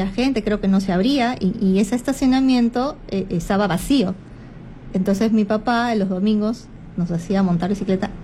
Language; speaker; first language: Spanish; native; Spanish